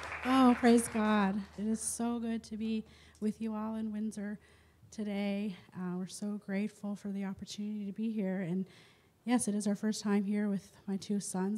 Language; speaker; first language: English; native; English